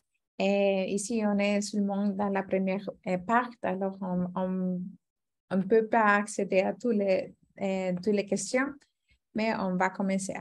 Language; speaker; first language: French; non-native, fluent; Spanish